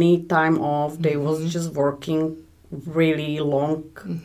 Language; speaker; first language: English; non-native, learner; Czech